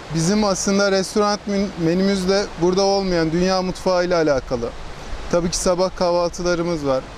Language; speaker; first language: Turkish; native; Turkish